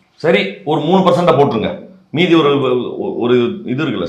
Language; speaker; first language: Tamil; native; Tamil